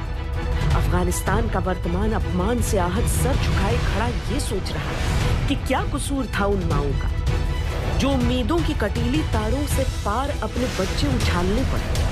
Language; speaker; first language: Hindi; native; Hindi